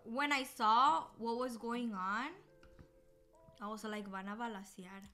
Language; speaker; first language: English; early bilingual, other home language; Spanish